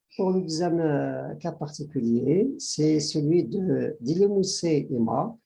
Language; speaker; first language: French; non-native, local second language; Arabic